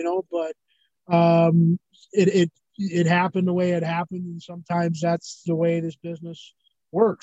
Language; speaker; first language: English; native; English